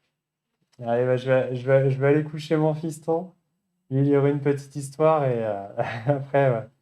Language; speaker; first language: French; native; French